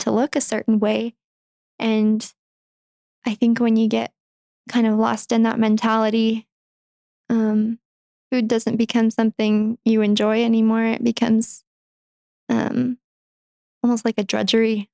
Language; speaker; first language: English; native; English